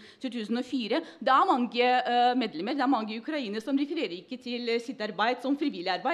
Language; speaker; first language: Norwegian; non-native, fluent; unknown